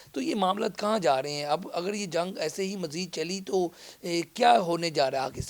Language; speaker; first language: Urdu; native; Urdu